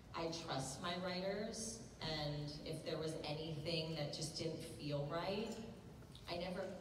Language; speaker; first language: English; native; English